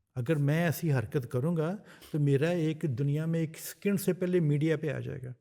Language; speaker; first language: Urdu; non-native, local second language; Punjabi